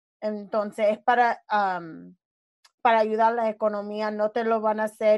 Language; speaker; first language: Spanish; early bilingual, other home language; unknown